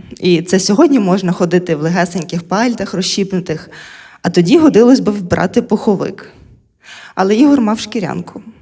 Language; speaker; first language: Ukrainian; non-native, local second language; Russian